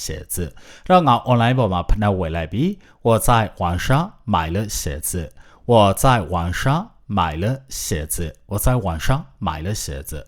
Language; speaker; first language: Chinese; non-native, fluent; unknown